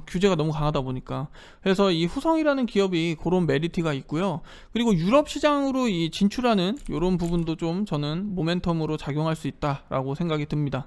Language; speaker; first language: Korean; native; Korean